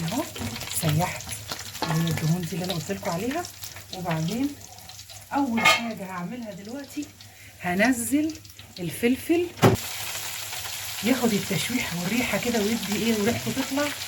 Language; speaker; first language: Arabic; native; Arabic